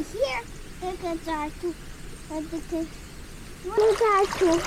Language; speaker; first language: Dutch; early bilingual, heritage; Dutch